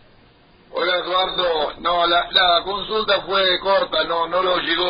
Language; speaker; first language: Spanish; non-native, learner; Arabic